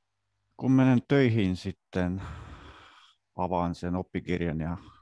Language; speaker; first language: Finnish; non-native, learner; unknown